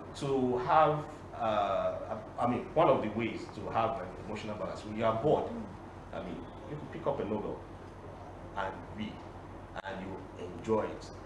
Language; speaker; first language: English; non-native, local second language; Yoruba